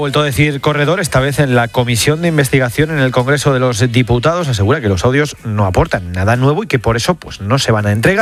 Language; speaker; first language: Spanish; native; Spanish